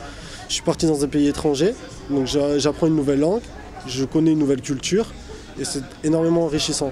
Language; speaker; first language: French; native; French